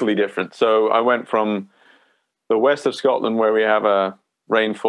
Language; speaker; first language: English; native; English